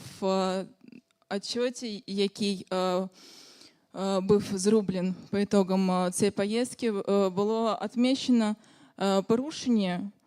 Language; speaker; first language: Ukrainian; non-native, fluent; Russian